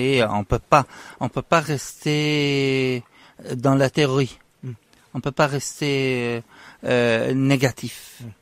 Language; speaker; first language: French; non-native, fluent; Arabic